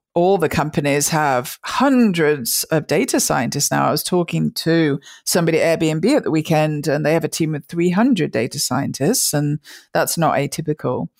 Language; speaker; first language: English; native; English